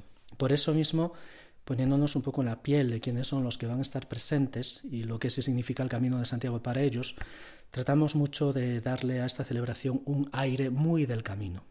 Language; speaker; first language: Spanish; native; Spanish